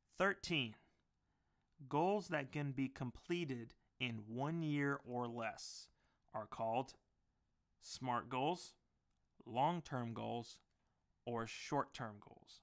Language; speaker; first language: English; native; English